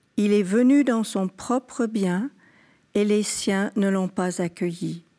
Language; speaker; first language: French; non-native, fluent; English